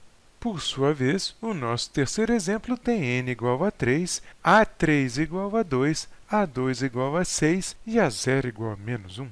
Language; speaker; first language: Portuguese; native; Portuguese